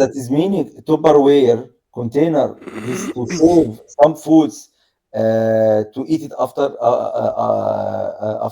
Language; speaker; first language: English; non-native, learner; Arabic